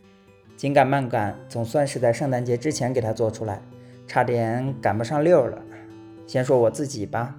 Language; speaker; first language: Chinese; native; Chinese